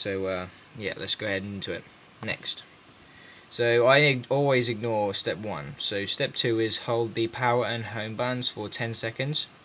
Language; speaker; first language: English; native; English